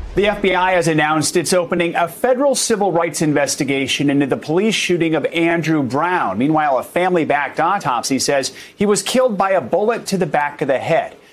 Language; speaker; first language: English; native; English